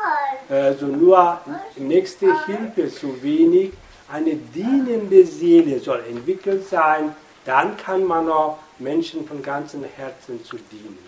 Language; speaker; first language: German; non-native, fluent; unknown